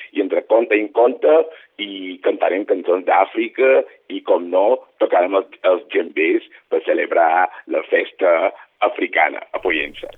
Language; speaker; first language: Catalan; non-native, fluent; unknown